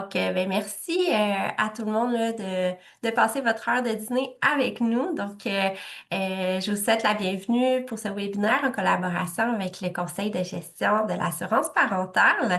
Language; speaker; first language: French; native; French